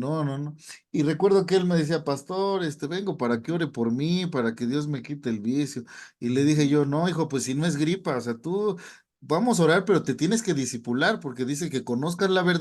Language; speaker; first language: Spanish; native; Spanish